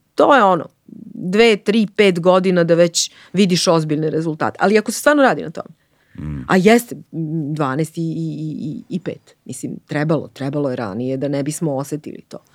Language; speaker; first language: Serbian; native; Serbian